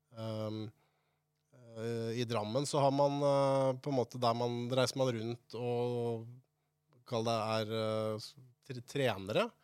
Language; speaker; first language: Norwegian; native; Norwegian